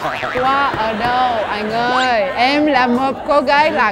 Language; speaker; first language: Vietnamese; non-native, fluent; French